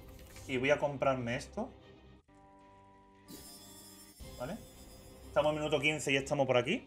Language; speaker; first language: Spanish; native; Spanish